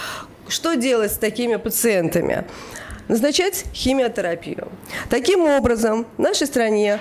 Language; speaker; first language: Russian; native; Russian